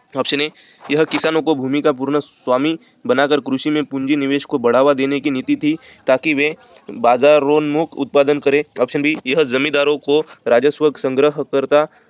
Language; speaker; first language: Hindi; non-native, local second language; Marathi